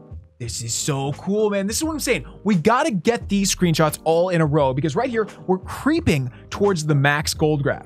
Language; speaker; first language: English; native; English